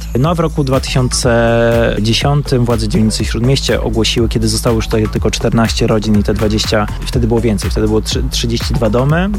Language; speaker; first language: Polish; native; Polish